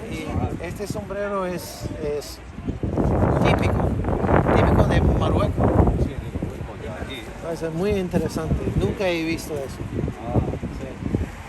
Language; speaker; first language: Spanish; non-native, learner; English